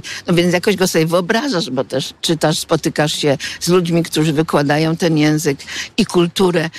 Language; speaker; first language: Polish; native; Polish